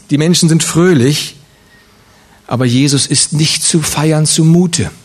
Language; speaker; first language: German; early bilingual, other home language; Russian